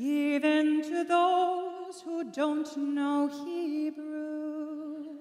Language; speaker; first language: English; native; English